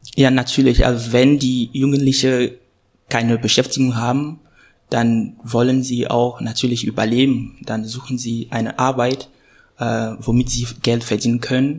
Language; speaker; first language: German; non-native, fluent; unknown